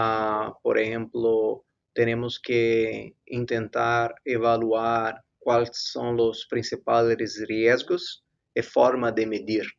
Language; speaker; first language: Spanish; non-native, fluent; Portuguese